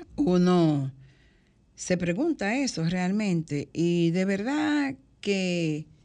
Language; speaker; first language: Spanish; native; Spanish